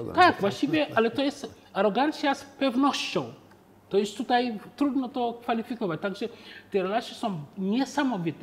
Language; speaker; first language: Polish; non-native, fluent; Wolof